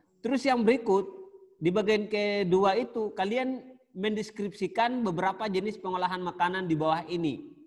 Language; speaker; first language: Indonesian; native; Indonesian